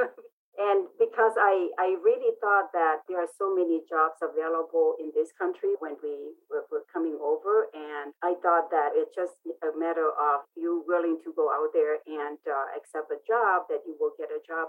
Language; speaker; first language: English; non-native, fluent; Lao